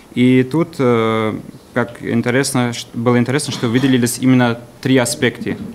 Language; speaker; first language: Russian; non-native, fluent; German